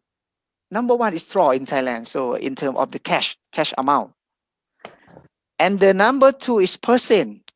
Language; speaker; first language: English; non-native, fluent; Thai